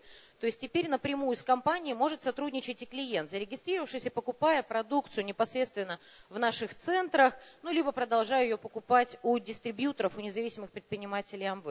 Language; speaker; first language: Russian; native; Russian